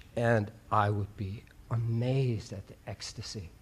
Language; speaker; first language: English; native; English